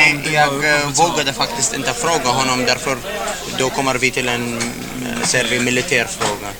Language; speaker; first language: Swedish; non-native, fluent; Arabic